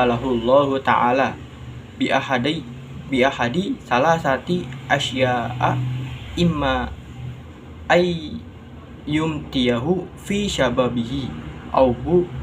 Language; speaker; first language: Arabic; non-native, learner; Indonesian